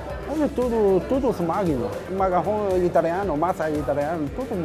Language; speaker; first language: Portuguese; non-native, learner; Chinese